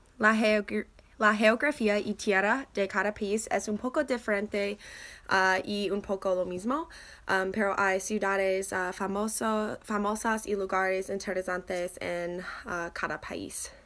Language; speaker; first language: Spanish; non-native, learner; English